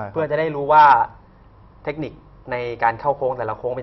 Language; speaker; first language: Thai; native; Thai